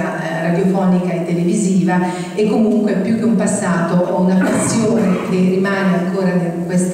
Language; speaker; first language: Italian; native; Italian